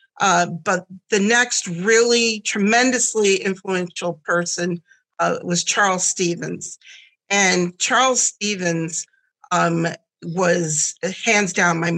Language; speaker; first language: English; early bilingual, other home language; German